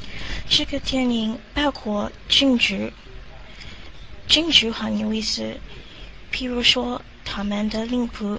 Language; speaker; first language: Chinese; non-native, learner; English